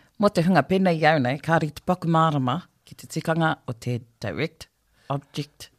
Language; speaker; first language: Māori; native; Māori